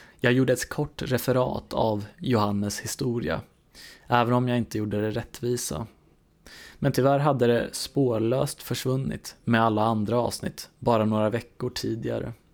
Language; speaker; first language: Swedish; native; Swedish